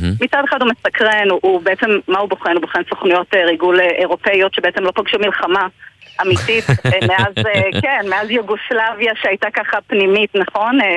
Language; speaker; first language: Hebrew; native; Hebrew